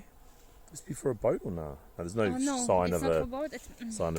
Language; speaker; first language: English; native; English